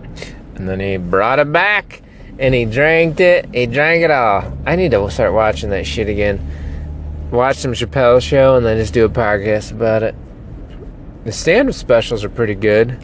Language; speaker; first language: English; native; English